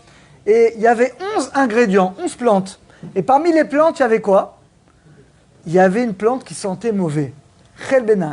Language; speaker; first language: French; native; French